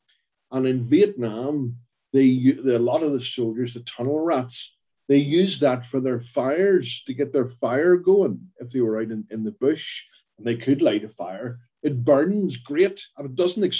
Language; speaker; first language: English; native; English